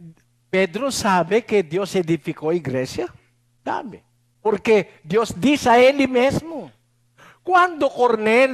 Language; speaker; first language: Portuguese; non-native, learner; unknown